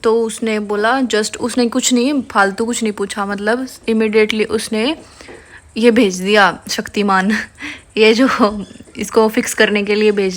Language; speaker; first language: Hindi; native; Hindi